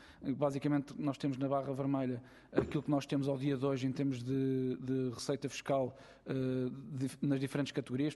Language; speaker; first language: Portuguese; native; Portuguese